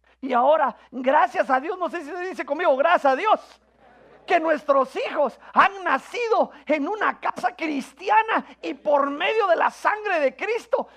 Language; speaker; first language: Spanish; native; Spanish